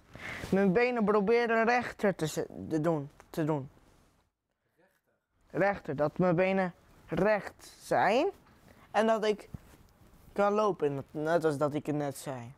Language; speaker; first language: Dutch; early bilingual, other home language; Arabic